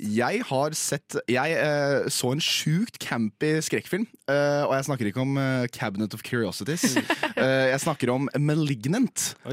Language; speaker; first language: Norwegian; non-native, fluent; English